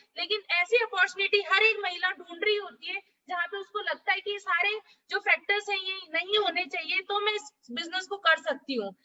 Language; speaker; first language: Hindi; native; Hindi